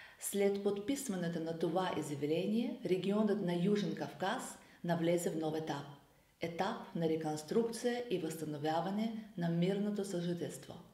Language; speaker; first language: Bulgarian; non-native, fluent; Azerbaijani